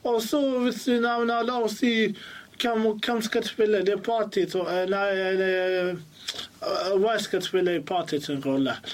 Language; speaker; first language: Norwegian; early bilingual, other home language; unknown